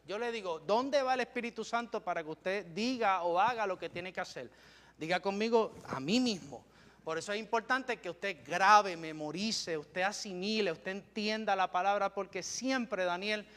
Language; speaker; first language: Spanish; native; Spanish